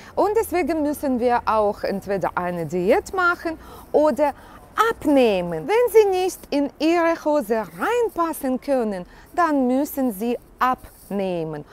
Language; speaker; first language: German; non-native, fluent; Russian